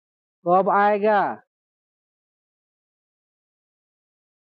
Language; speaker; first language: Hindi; non-native, learner; Bangla